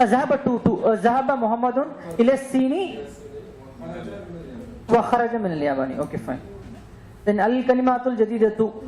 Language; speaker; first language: Arabic; non-native, fluent; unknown